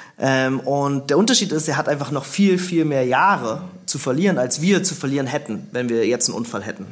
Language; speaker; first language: German; native; German